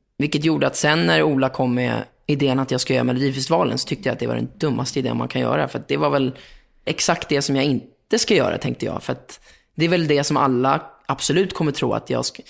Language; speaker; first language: Swedish; native; Swedish